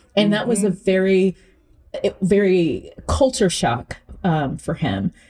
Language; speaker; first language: English; early bilingual, other home language; Akan